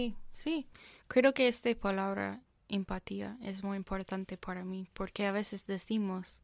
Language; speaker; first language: Spanish; non-native, fluent; English